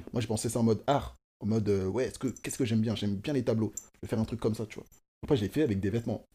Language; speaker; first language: French; early bilingual, other home language; Kongo